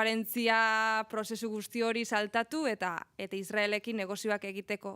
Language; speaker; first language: Basque; native; Basque